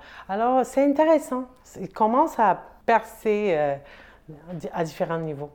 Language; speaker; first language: French; non-native, fluent; Spanish